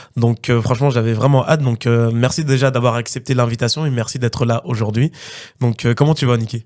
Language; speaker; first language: French; native; French